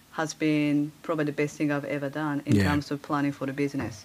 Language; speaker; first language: English; early bilingual, other home language; Japanese